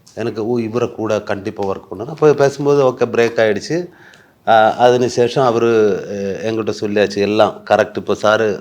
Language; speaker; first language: Tamil; non-native, learner; Malayalam